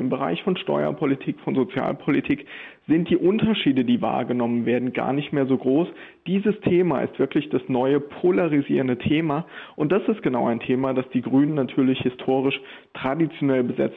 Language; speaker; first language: German; native; German